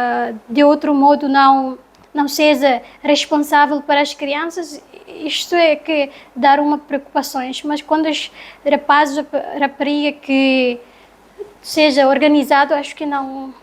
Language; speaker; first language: Portuguese; non-native, learner; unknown